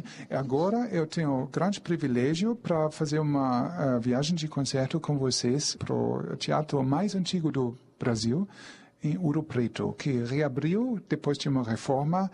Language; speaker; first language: Portuguese; non-native, fluent; German